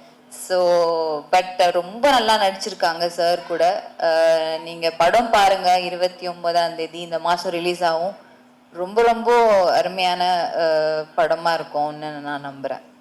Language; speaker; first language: Tamil; early bilingual, heritage; Tamil